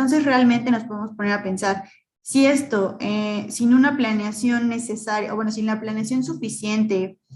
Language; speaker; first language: Spanish; native; Spanish